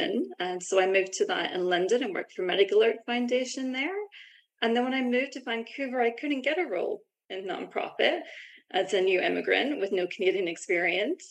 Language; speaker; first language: English; native; English